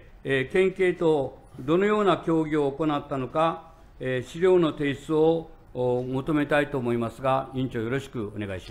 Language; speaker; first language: Japanese; native; Japanese